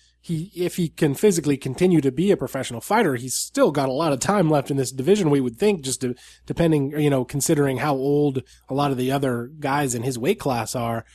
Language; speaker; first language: English; native; English